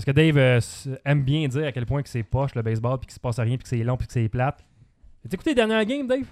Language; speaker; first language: French; native; French